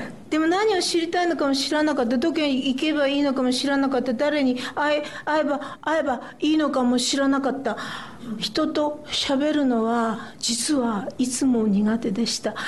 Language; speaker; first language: Japanese; native; Japanese